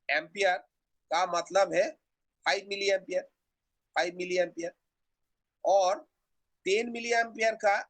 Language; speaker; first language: Hindi; non-native, local second language; Bangla